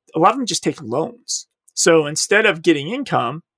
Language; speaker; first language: English; native; English